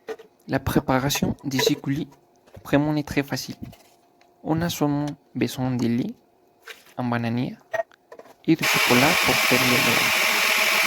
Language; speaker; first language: French; non-native, learner; Spanish